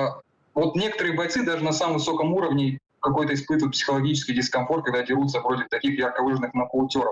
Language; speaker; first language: Russian; native; Russian